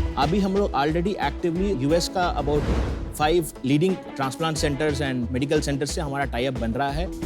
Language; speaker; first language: Hindi; non-native, local second language; Tamil